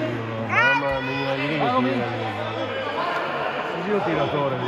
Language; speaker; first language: Italian; native; Italian